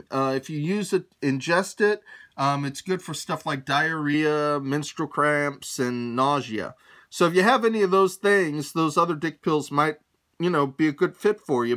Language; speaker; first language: English; native; English